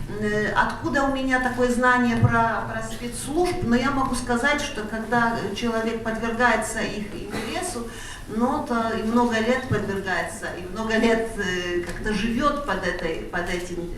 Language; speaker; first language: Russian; non-native, fluent; Polish